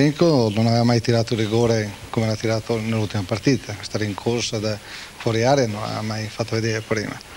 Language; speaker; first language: Italian; native; Italian